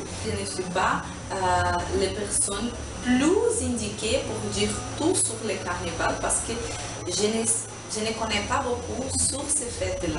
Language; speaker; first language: French; non-native, learner; Portuguese